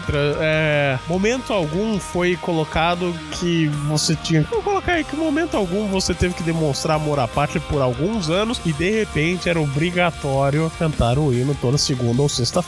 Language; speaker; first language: Portuguese; native; Portuguese